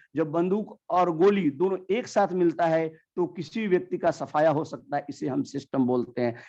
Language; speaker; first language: Hindi; native; Hindi